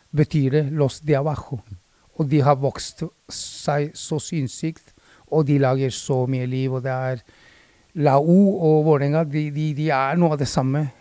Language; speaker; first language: Norwegian; early bilingual, other home language; Spanish